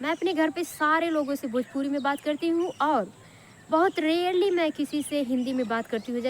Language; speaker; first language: Hindi; non-native, local second language; Bhojpuri